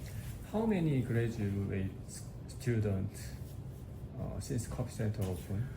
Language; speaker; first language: English; non-native, learner; Korean